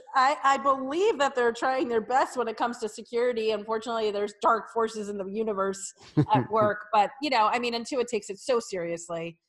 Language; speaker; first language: English; native; English